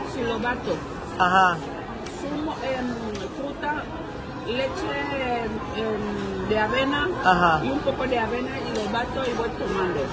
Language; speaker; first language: Spanish; native; Spanish